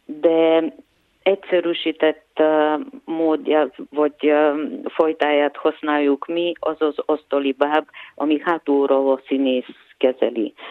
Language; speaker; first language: Hungarian; non-native, fluent; Bulgarian